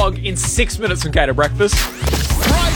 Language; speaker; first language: English; native; English